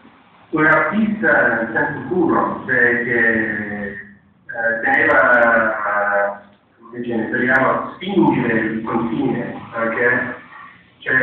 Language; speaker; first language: Italian; non-native, fluent; English